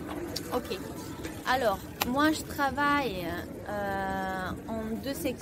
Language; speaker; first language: French; non-native, fluent; Spanish